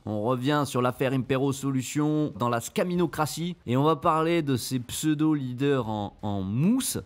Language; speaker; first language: French; native; French